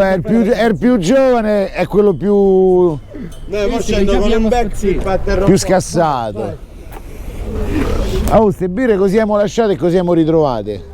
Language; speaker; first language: Italian; native; Italian